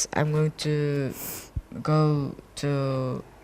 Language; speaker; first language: English; non-native, learner; Kyrgyz